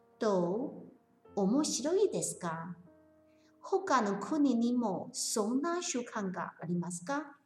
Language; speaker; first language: Japanese; non-native, learner; Chinese